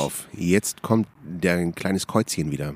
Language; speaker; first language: German; native; German